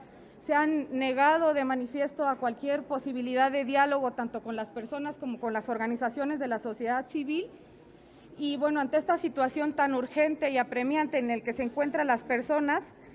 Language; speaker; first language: Spanish; native; Spanish